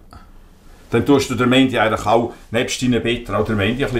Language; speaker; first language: German; native; German